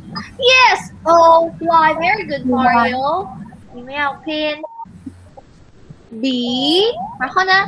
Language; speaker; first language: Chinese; non-native, learner; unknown